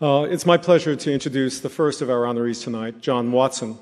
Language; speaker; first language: English; native; English